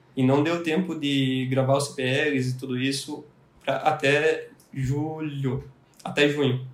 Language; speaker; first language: Portuguese; native; Portuguese